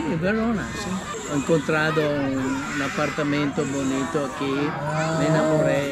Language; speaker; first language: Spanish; non-native, learner; Italian